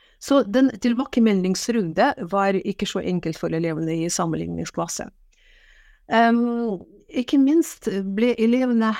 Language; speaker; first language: Norwegian; non-native, fluent; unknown